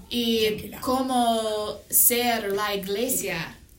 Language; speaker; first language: Spanish; non-native, learner; English